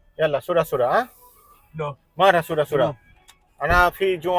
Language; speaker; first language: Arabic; non-native, learner; Bangla